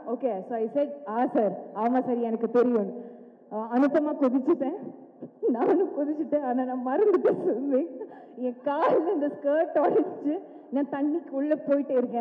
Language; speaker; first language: Tamil; non-native, local second language; Malayalam